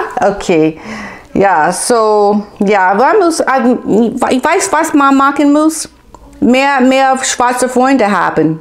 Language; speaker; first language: German; non-native, learner; English